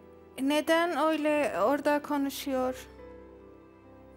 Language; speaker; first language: Turkish; non-native, learner; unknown